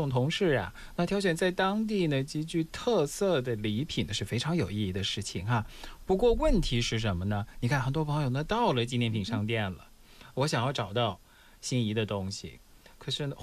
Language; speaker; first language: Chinese; native; Chinese